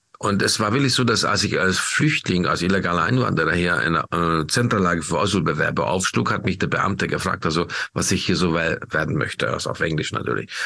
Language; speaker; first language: German; non-native, fluent; Hungarian